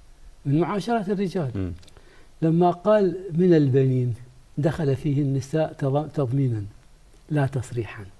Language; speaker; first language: Arabic; native; Arabic